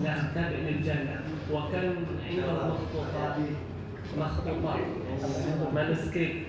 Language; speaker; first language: Arabic; non-native, fluent; Indonesian